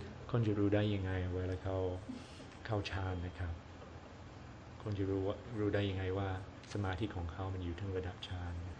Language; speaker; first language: Thai; native; Thai